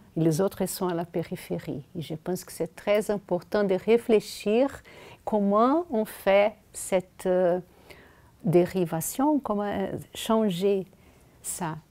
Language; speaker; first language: French; non-native, fluent; Portuguese